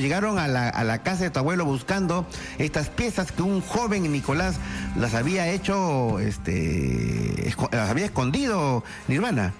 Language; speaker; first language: Spanish; native; Spanish